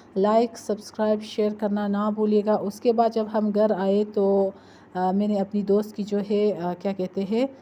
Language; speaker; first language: Urdu; native; Urdu